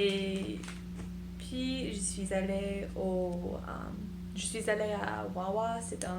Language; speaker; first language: French; non-native, learner; English